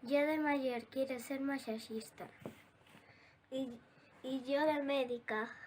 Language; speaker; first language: Spanish; non-native, local second language; Galician